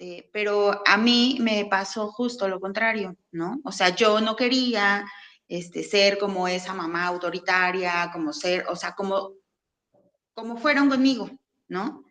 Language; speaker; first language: Spanish; native; Spanish